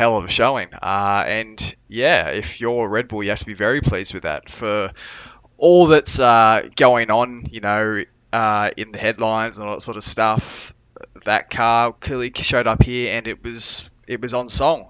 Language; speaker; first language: English; native; English